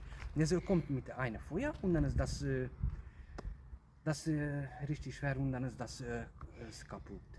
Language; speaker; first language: German; non-native, learner; Hungarian